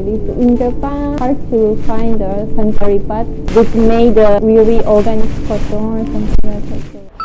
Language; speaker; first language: English; non-native, learner; Japanese